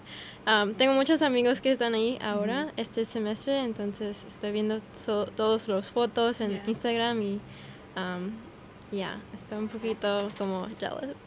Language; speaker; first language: Spanish; non-native, fluent; English